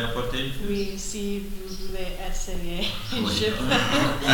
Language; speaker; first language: French; non-native, learner; English